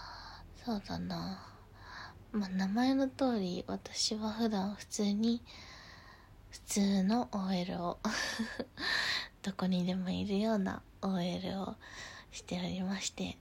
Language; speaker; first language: Japanese; native; Japanese